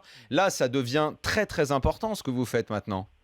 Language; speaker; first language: French; native; French